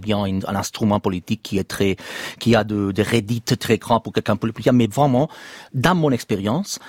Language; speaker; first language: French; non-native, fluent; Spanish